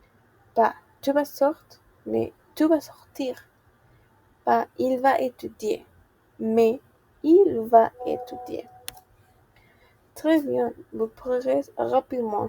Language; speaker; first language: French; non-native, fluent; Spanish